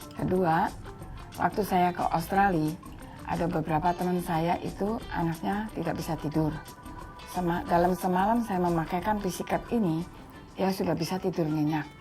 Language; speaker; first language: Indonesian; native; Indonesian